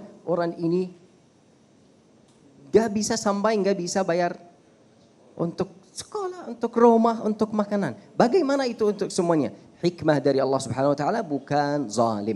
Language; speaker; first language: Indonesian; non-native, fluent; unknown